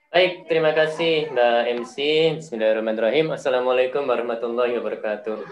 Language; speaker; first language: Indonesian; native; Indonesian